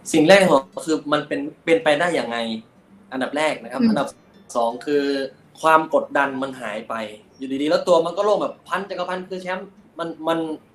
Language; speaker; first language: Thai; native; Thai